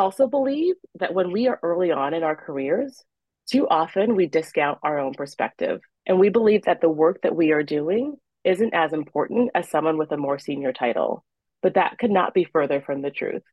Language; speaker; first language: English; native; English